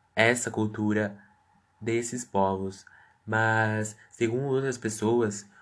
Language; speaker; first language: Portuguese; non-native, fluent; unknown